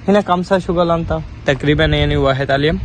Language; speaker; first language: Arabic; non-native, learner; Bangla